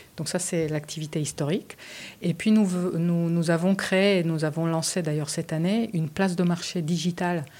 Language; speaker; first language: French; early bilingual, other home language; Romanian